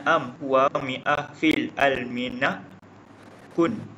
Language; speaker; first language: Arabic; non-native, learner; Malay